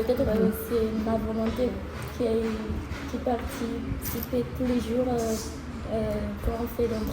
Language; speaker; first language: French; non-native, learner; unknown